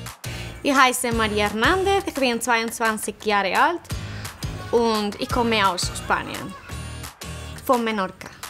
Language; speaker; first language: German; non-native, learner; Spanish